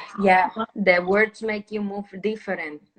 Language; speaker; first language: English; non-native, fluent; Spanish